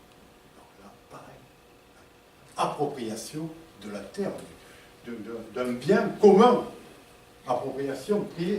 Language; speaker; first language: French; native; French